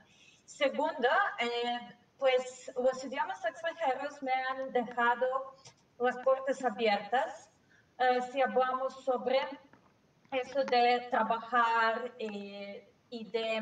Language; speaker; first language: Spanish; non-native, fluent; Serbian